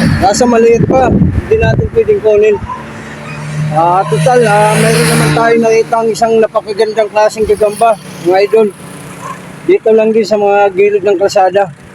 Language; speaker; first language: Filipino; native; Filipino